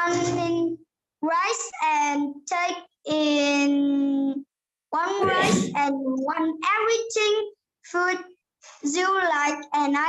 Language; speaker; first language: English; non-native, learner; Vietnamese